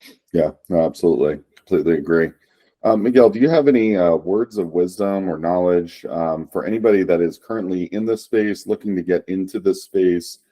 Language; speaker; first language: English; native; English